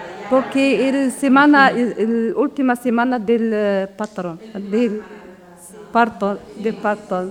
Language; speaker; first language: Spanish; non-native, learner; Arabic